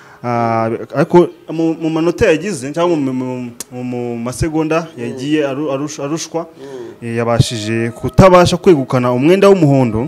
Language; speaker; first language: Kinyarwanda; native; Kinyarwanda